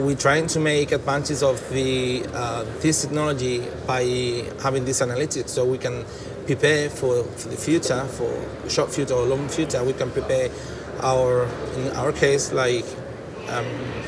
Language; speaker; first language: English; non-native, fluent; Spanish